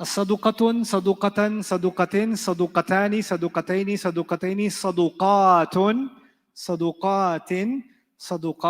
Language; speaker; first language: Arabic; non-native, fluent; English